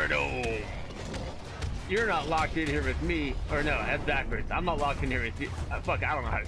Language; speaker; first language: English; native; English